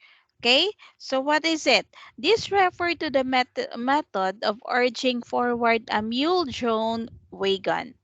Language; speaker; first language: English; non-native, fluent; Vietnamese